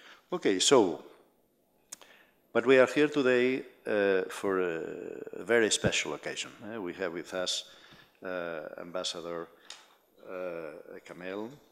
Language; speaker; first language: English; non-native, fluent; Spanish